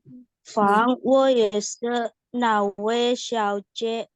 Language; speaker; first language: Chinese; non-native, learner; Indonesian